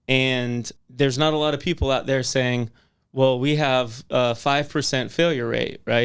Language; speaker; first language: English; native; English